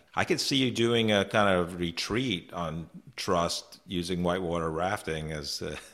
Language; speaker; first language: English; native; English